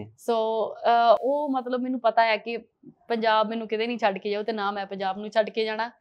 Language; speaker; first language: Punjabi; early bilingual, heritage; Punjabi